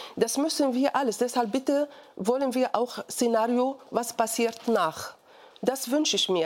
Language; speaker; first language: German; non-native, fluent; Arabic